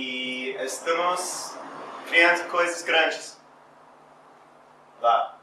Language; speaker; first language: Portuguese; non-native, fluent; English